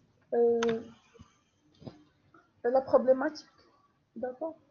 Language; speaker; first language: French; non-native, local second language; Arabic